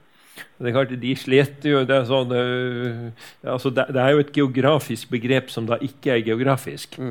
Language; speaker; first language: Norwegian; native; Norwegian